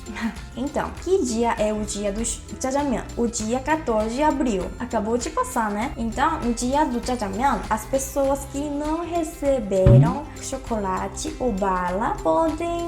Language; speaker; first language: Portuguese; non-native, fluent; Korean